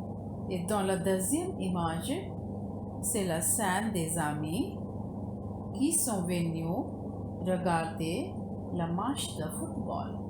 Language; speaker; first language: French; non-native, fluent; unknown